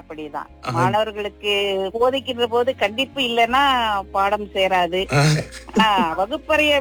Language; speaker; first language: Tamil; early bilingual, heritage; Tamil